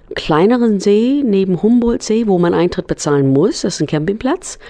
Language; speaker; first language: German; non-native, fluent; English